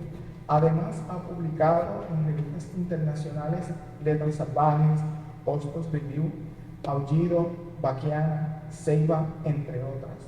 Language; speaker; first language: Spanish; native; Spanish